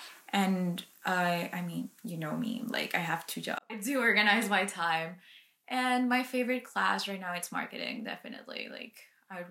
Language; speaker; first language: English; non-native, fluent; Spanish